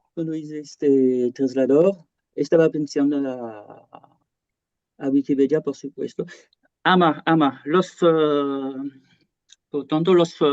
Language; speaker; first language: Spanish; non-native, fluent; French